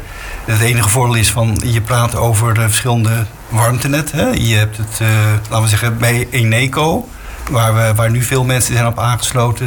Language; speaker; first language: Dutch; native; Dutch